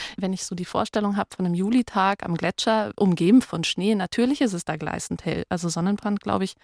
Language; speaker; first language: German; native; German